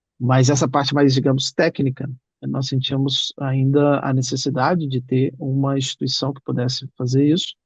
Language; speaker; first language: Portuguese; native; Portuguese